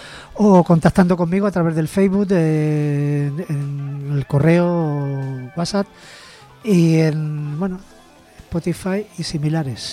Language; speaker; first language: Spanish; native; Spanish